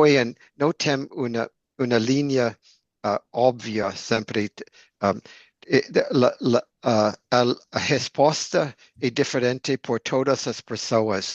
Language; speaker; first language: Portuguese; non-native, learner; English